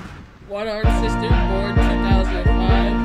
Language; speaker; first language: English; native; English